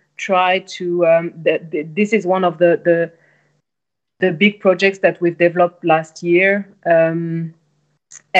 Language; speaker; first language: English; non-native, fluent; French